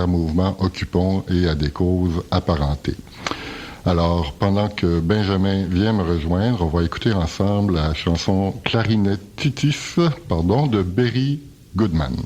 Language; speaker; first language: French; native; French